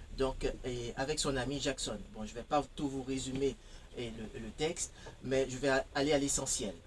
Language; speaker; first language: French; non-native, local second language; Haitian Creole